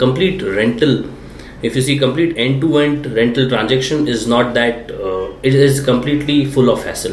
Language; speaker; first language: English; non-native, local second language; Hindi